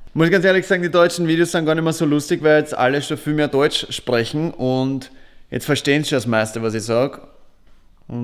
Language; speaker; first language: German; native; German